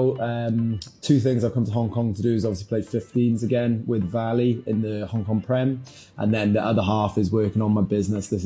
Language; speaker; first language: English; native; English